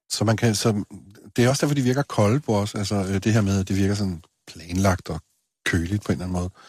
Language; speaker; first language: Danish; native; Danish